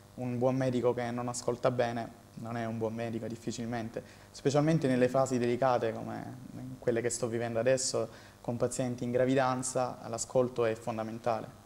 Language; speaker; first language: Italian; native; Italian